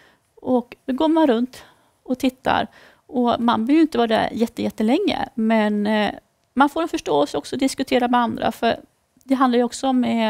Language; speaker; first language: Swedish; native; Swedish